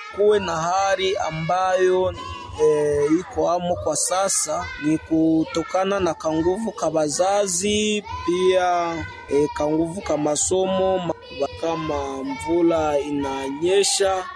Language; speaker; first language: Swahili; non-native, local second language; Kinyarwanda